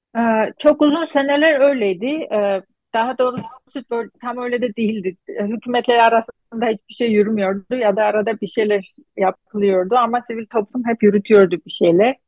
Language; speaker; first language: Turkish; non-native, fluent; Armenian